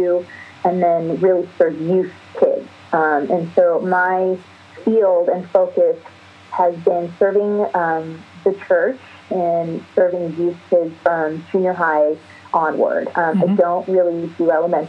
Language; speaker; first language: English; native; English